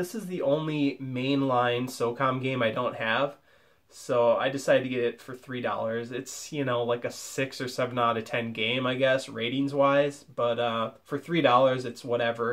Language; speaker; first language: English; native; English